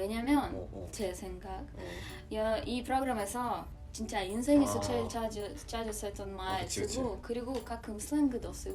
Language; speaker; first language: Korean; non-native, learner; Russian